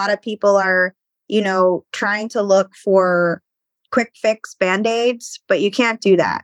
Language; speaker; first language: English; native; English